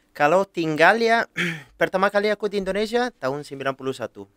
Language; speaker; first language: Indonesian; non-native, fluent; Italian